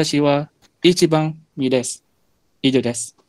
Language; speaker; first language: Japanese; non-native, learner; Malay